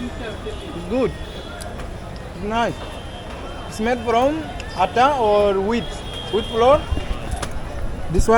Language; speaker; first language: English; non-native, fluent; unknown